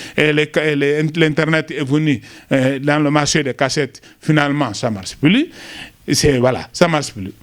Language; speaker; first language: French; non-native, local second language; Wolof